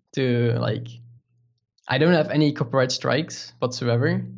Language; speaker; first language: English; non-native, fluent; Dutch